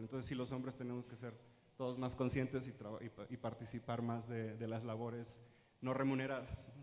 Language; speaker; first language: Spanish; native; Spanish